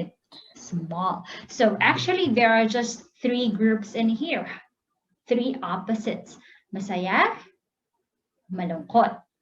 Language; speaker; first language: English; non-native, local second language; Filipino